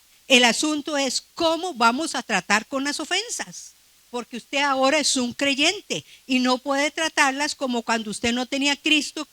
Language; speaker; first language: Spanish; native; Spanish